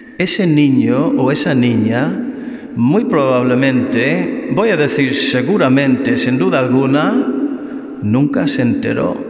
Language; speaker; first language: Spanish; non-native, fluent; English